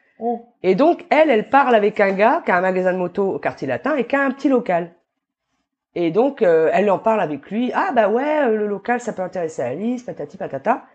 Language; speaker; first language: French; native; French